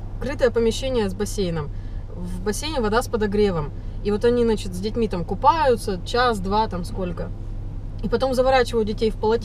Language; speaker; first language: Russian; native; Russian